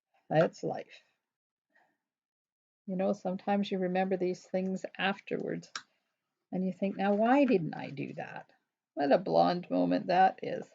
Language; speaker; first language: English; native; English